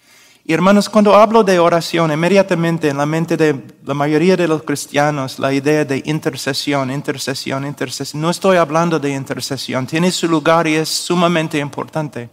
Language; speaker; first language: Spanish; non-native, fluent; English